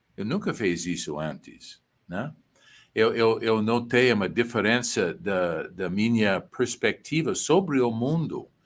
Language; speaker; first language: Portuguese; non-native, fluent; English